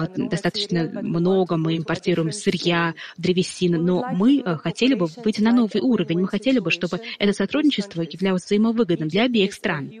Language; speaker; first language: Russian; non-native, fluent; Arabic